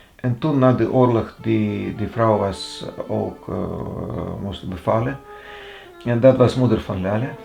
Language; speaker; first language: Dutch; non-native, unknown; Russian